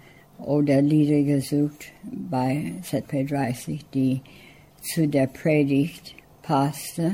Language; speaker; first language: German; early bilingual, heritage; English